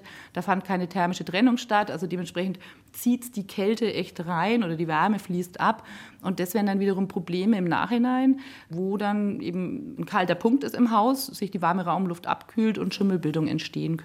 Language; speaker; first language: German; native; German